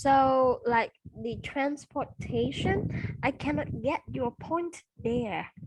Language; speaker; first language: English; non-native, fluent; Vietnamese